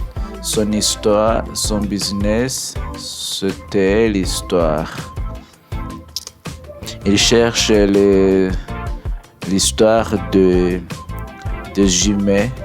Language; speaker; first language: French; non-native, learner; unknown